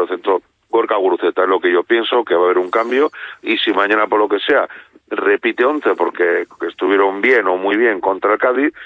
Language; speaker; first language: Spanish; native; Spanish